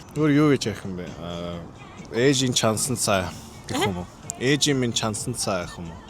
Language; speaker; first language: Mongolian; early bilingual, heritage; Mongolian